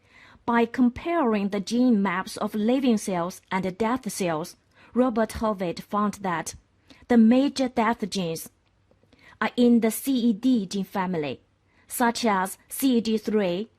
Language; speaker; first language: English; non-native, fluent; Chinese